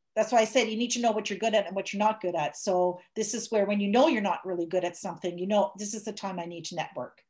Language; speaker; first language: English; native; English